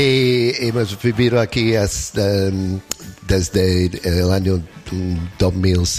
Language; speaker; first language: Spanish; non-native, learner; English